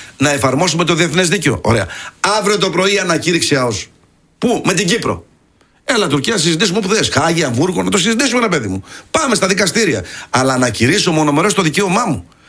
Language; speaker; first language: Greek; early bilingual, heritage; Greek